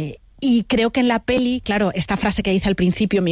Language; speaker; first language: Spanish; native; Spanish